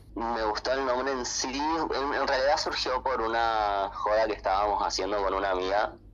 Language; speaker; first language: Spanish; native; Spanish